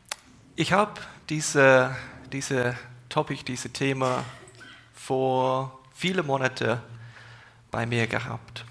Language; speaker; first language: German; non-native, fluent; English